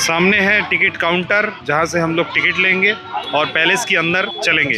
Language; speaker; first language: Hindi; non-native, local second language; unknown